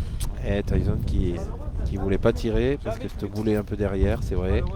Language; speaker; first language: French; native; French